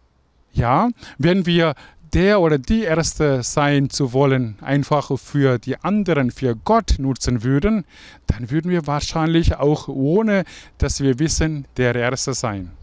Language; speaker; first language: German; non-native, fluent; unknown